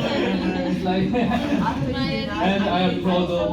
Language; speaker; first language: English; non-native, learner; Arabic